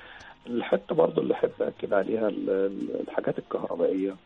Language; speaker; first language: Arabic; native; Arabic